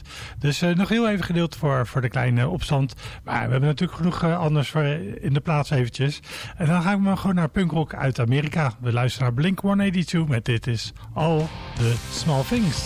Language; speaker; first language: Dutch; native; Dutch